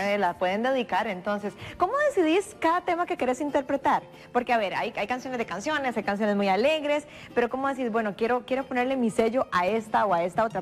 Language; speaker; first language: Spanish; native; Spanish